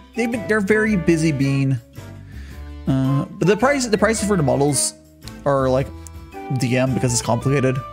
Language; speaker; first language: English; native; English